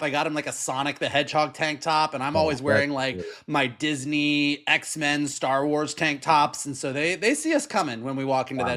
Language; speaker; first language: English; native; English